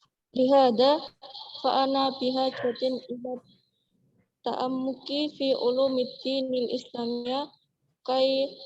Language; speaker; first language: Arabic; non-native, learner; Indonesian